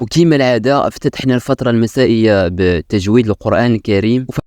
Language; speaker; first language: Arabic; native; Arabic